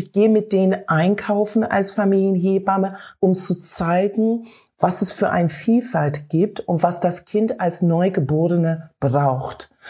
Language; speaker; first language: German; non-native, fluent; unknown